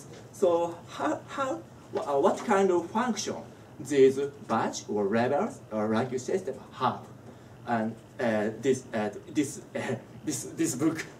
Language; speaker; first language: English; non-native, learner; Japanese